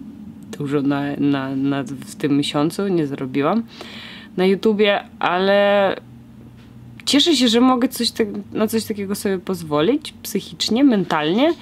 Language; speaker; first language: Polish; non-native, fluent; Russian